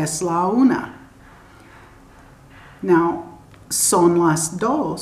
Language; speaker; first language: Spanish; non-native, fluent; English